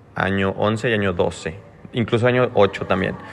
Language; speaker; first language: Spanish; native; Spanish